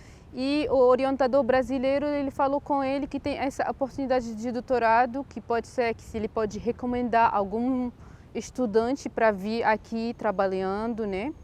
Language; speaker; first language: Portuguese; non-native, fluent; Arabic